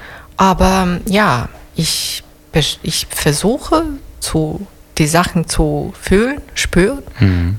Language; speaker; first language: German; non-native, fluent; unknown